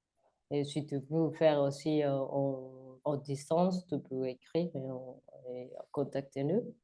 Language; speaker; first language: French; non-native, learner; Spanish